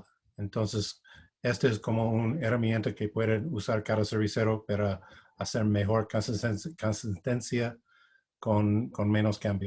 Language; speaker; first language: Spanish; non-native, fluent; English